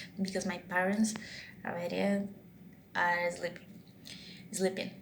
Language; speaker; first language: English; non-native, learner; Portuguese